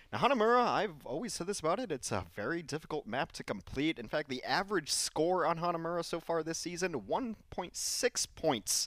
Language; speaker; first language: English; native; English